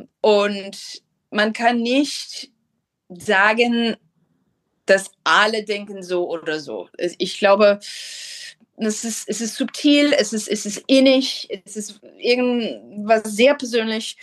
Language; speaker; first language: German; non-native, fluent; English